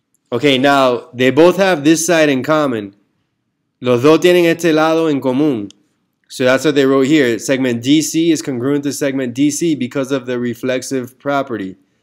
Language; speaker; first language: English; early bilingual, other home language; Spanish